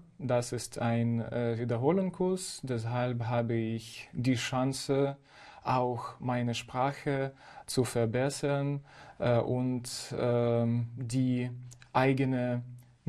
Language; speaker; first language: German; non-native, fluent; Ukrainian